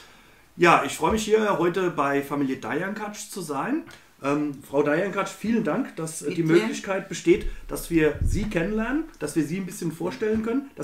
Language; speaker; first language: German; native; German